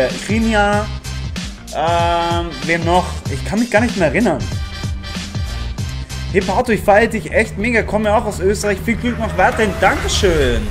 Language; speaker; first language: German; native; German